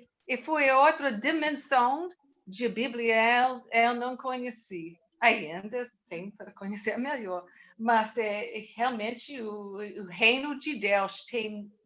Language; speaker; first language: Portuguese; non-native, learner; English